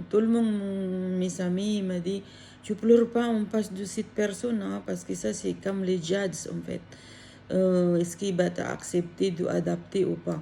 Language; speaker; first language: French; non-native, learner; Filipino